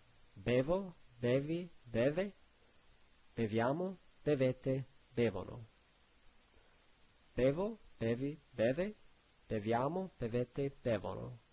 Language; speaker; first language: Italian; non-native, learner; English